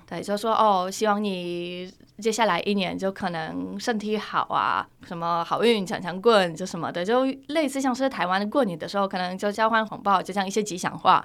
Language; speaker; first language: Chinese; non-native, fluent; Polish